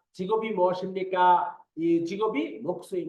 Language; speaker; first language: Korean; non-native, fluent; Bangla